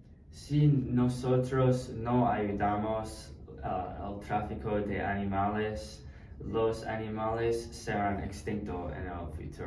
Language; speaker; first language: Spanish; non-native, learner; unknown